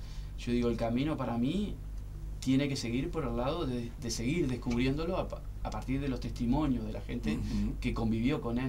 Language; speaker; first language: Spanish; native; Spanish